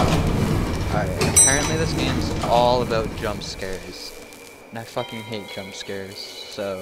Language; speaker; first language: English; native; English